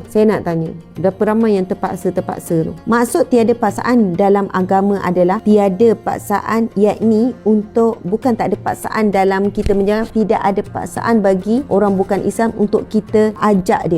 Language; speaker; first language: Malay; native; Malay